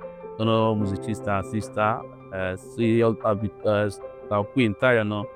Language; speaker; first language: Italian; non-native, learner; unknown